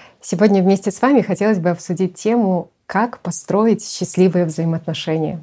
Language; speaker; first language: Russian; native; Russian